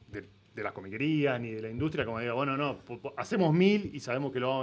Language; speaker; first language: Spanish; native; Spanish